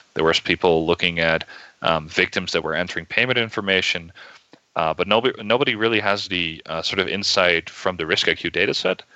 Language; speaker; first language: English; non-native, fluent; Dutch